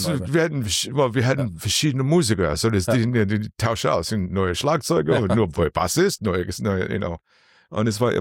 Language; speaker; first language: German; non-native, learner; English